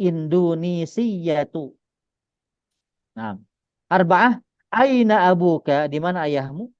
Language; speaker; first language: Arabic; non-native, fluent; Indonesian